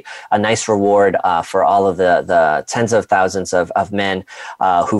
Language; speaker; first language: English; native; English